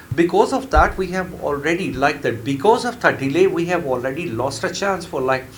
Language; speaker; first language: English; non-native, local second language; Urdu